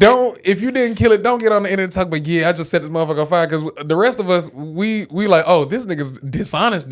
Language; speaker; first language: English; native; English